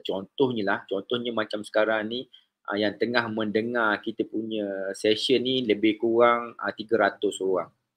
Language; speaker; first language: Malay; native; Malay